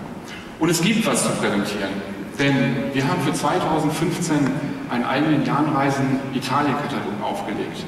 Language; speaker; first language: German; native; German